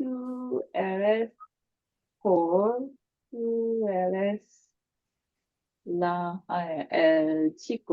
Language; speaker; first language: Spanish; non-native, learner; Korean